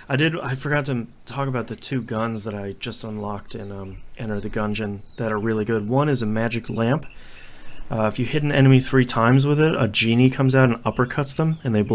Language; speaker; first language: English; native; English